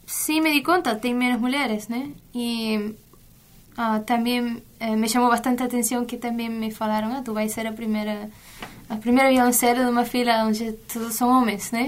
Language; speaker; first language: Portuguese; non-native, fluent; Spanish